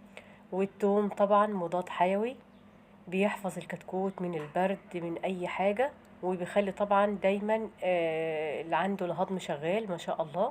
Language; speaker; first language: Arabic; native; Arabic